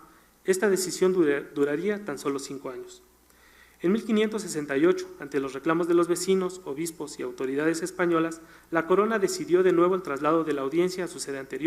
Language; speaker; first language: Spanish; native; Spanish